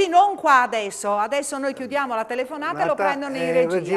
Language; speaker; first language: Italian; native; Italian